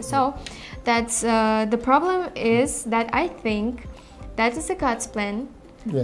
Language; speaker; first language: English; non-native, learner; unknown